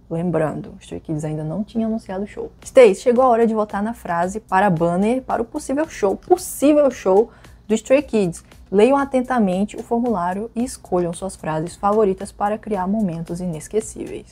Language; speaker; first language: Portuguese; native; Portuguese